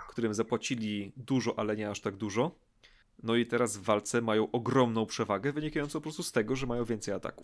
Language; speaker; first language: Polish; native; Polish